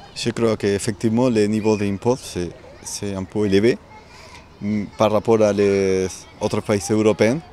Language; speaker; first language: French; non-native, fluent; Spanish